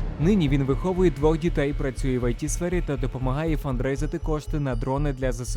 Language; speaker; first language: Ukrainian; native; Ukrainian